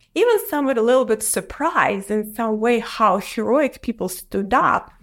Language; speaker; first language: English; non-native, fluent; Ukrainian